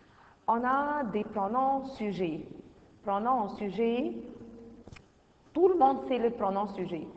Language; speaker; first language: French; non-native, fluent; Arabic